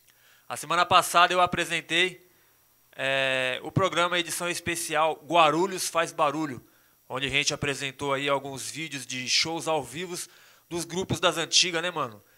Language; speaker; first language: Portuguese; native; Portuguese